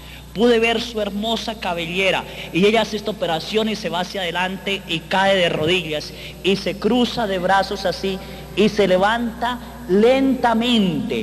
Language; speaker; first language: Spanish; native; Spanish